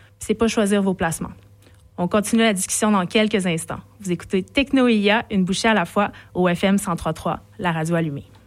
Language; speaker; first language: French; native; French